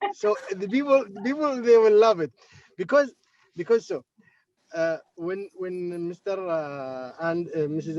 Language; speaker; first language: English; non-native, learner; Arabic